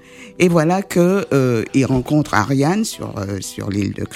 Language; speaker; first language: French; native; French